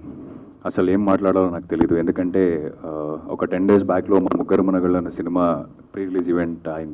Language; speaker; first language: Telugu; non-native, learner; Kannada